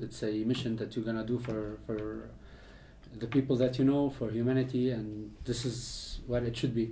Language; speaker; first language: English; non-native, fluent; Arabic